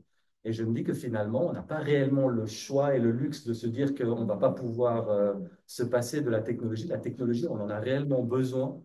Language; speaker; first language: French; native; French